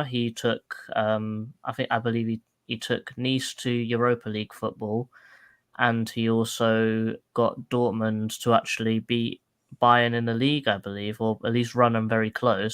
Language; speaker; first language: English; native; English